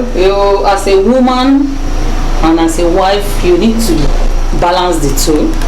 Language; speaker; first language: English; non-native, local second language; Yoruba